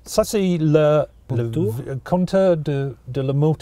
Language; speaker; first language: French; non-native, learner; English